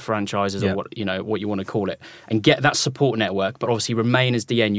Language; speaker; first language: English; native; English